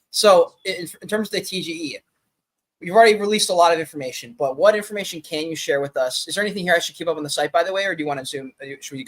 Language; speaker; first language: English; native; English